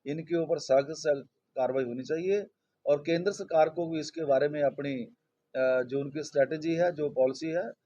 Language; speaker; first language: Hindi; non-native, local second language; Punjabi